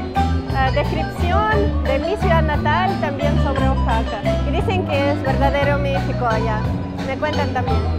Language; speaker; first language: Spanish; non-native, fluent; Russian